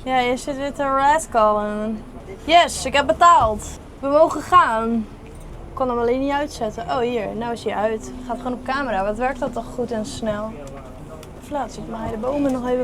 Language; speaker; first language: Dutch; native; Dutch